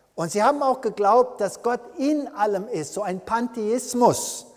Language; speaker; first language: German; early bilingual, heritage; German